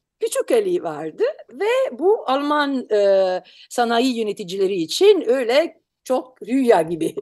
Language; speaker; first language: Turkish; non-native, learner; Italian